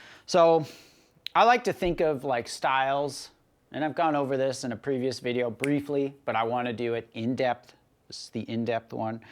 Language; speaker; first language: English; native; English